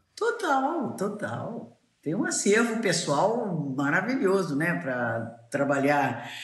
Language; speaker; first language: Portuguese; native; Portuguese